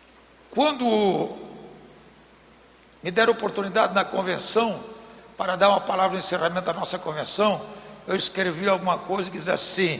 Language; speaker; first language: Portuguese; native; Portuguese